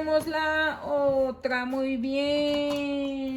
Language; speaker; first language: Spanish; native; Spanish